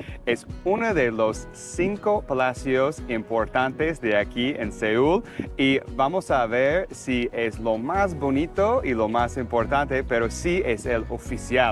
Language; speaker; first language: Spanish; non-native, fluent; English